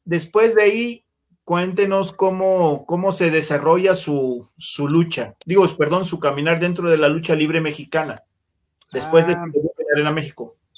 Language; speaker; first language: Spanish; native; Spanish